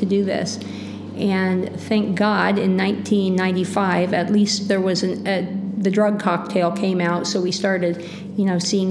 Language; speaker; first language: English; native; English